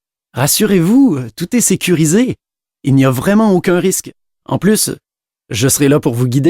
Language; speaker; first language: French; native; French